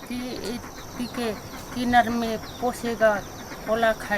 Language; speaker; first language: Hindi; non-native, local second language; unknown